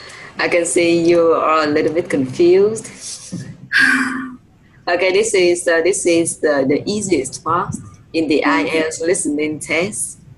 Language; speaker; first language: English; non-native, fluent; Vietnamese